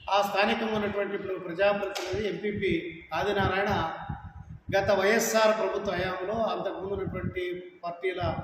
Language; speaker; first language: Telugu; native; Telugu